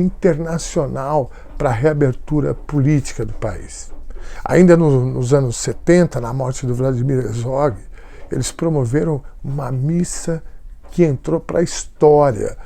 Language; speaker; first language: Portuguese; native; Portuguese